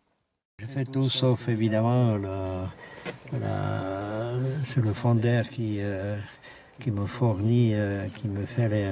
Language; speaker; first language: French; non-native, fluent; Czech